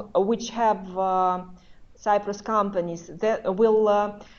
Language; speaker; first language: English; non-native, fluent; Russian